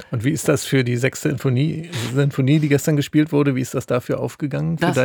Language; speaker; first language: German; native; German